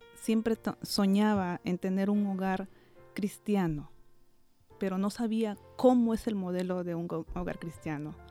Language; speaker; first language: Spanish; native; Spanish